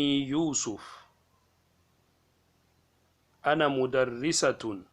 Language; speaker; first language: Arabic; non-native, fluent; Hausa